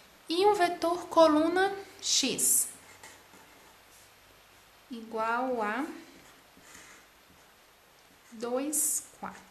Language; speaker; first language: Portuguese; native; Portuguese